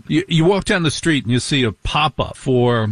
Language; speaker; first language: English; native; English